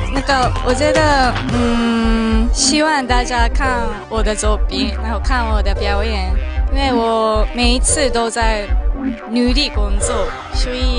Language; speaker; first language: Chinese; non-native, fluent; Japanese